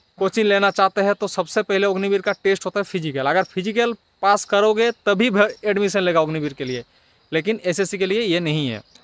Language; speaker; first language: Hindi; non-native, local second language; Bangla